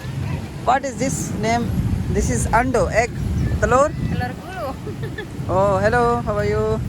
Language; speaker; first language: English; non-native, learner; Saraiki